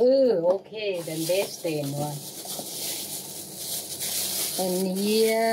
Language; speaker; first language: German; non-native, learner; Thai